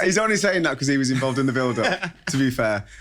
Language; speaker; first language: English; native; English